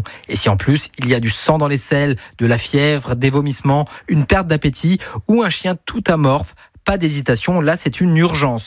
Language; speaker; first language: French; native; French